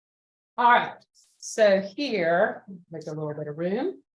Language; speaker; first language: English; native; English